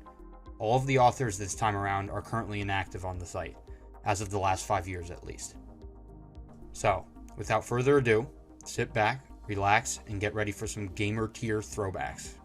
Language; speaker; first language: English; native; English